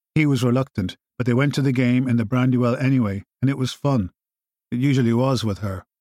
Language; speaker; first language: English; native; English